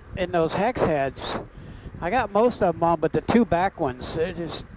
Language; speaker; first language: English; native; English